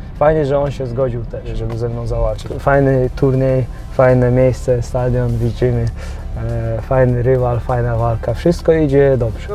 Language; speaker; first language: Polish; non-native, fluent; Chechen